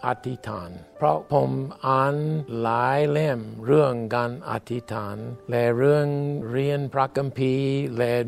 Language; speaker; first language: Thai; non-native, fluent; English